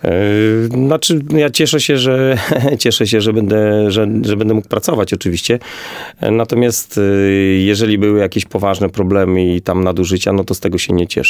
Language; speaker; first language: Polish; native; Polish